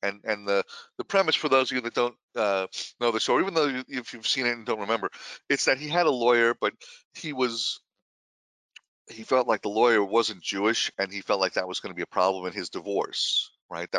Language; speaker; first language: English; native; English